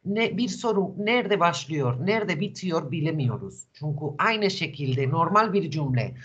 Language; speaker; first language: Turkish; non-native, fluent; Spanish